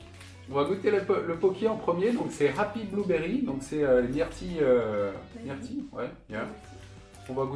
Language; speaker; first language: French; native; French